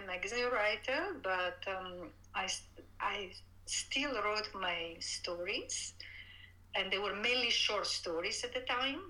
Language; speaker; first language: English; non-native, fluent; Italian